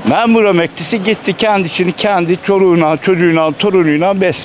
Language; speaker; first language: Turkish; native; Turkish